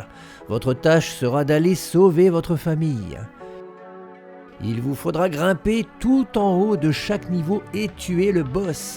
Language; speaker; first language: French; native; French